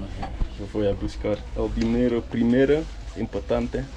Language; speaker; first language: Spanish; non-native, learner; Dutch